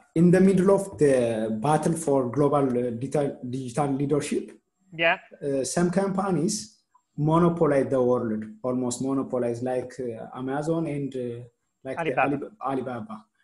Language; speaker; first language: English; non-native, fluent; Amharic